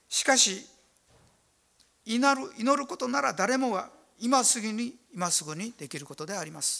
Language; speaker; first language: Japanese; native; Japanese